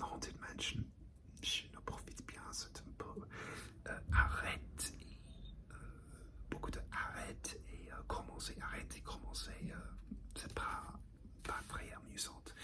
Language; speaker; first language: French; non-native, learner; English